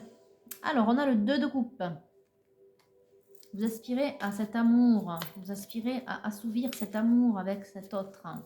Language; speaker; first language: French; native; French